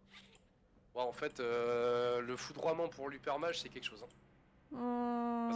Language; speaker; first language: French; native; French